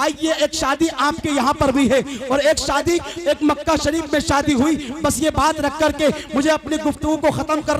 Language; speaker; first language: Hindi; native; Hindi